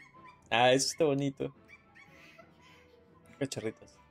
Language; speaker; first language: Spanish; native; Spanish